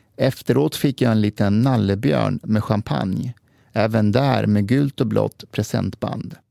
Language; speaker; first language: Swedish; early bilingual, other home language; Persian